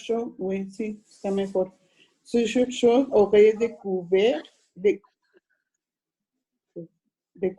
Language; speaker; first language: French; non-native, learner; Spanish